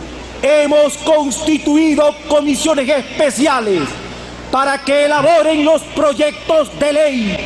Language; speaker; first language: Spanish; native; Spanish